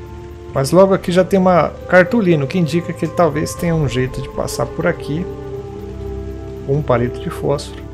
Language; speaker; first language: Portuguese; native; Portuguese